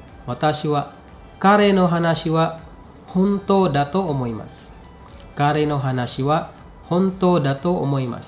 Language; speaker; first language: Japanese; non-native, fluent; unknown